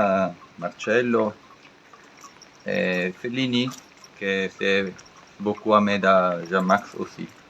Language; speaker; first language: French; non-native, learner; Italian